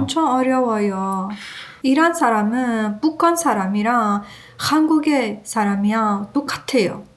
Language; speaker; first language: Korean; non-native, learner; Persian